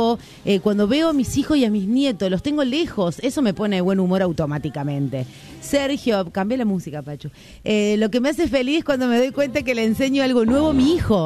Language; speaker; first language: Spanish; native; Spanish